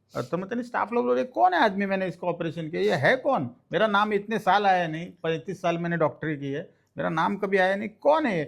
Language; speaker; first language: Hindi; non-native, local second language; Marathi